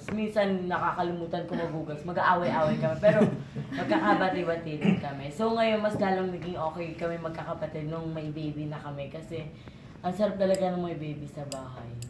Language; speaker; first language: Filipino; native; Filipino